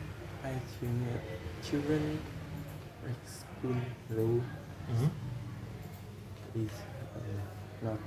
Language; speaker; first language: English; non-native, learner; Vietnamese